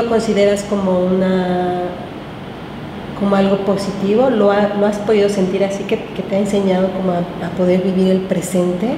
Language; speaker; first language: Spanish; native; Spanish